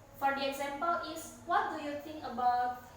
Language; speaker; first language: English; non-native, learner; Indonesian